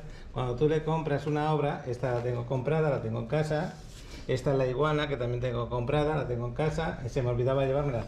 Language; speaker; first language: Spanish; native; Spanish